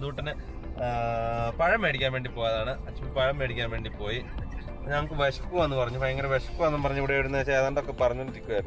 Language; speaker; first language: Malayalam; native; Malayalam